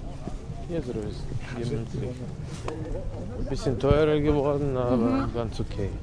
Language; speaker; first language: German; non-native, fluent; Serbian